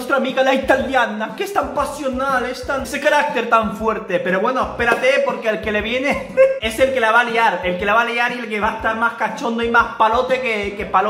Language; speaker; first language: Spanish; native; Spanish